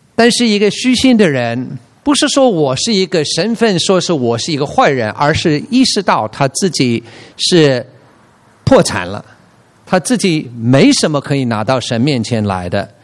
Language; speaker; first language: Chinese; non-native, fluent; English